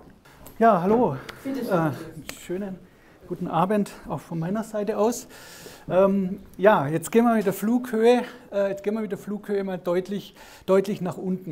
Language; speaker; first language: German; native; German